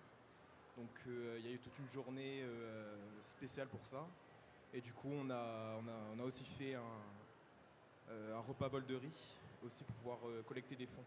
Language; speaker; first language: French; native; French